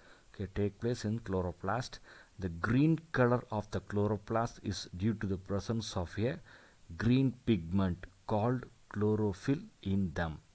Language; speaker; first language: English; non-native, local second language; Tamil